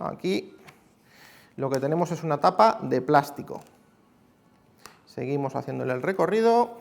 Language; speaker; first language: Spanish; native; Spanish